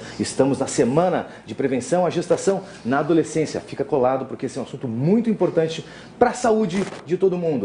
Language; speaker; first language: Portuguese; native; Portuguese